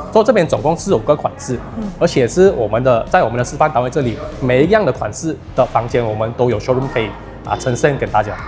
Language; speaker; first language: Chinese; native; Chinese